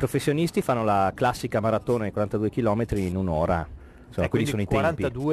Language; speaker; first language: Italian; native; Italian